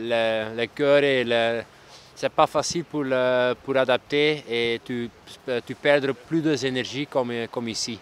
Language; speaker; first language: French; non-native, local second language; Dutch